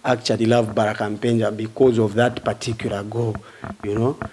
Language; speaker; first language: English; non-native, local second language; Swahili